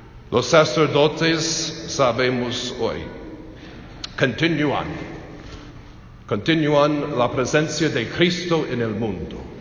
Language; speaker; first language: Spanish; non-native, learner; English